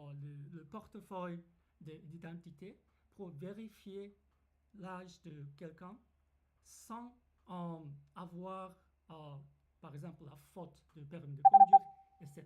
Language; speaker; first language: French; non-native, fluent; Japanese